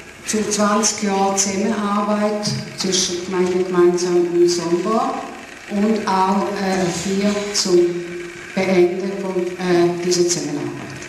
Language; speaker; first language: German; non-native, fluent; Serbian